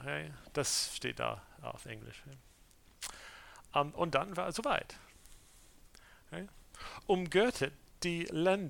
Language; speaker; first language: German; non-native, fluent; English